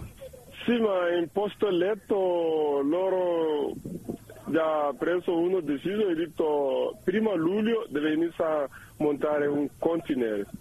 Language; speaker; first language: Italian; non-native, learner; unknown